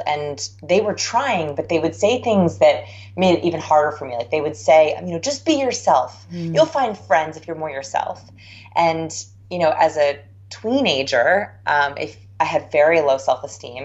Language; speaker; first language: English; native; English